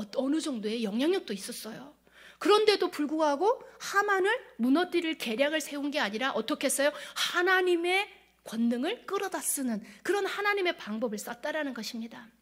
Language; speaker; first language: Korean; native; Korean